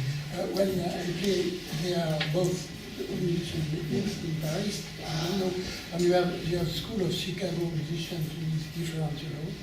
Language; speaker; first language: English; non-native, learner; French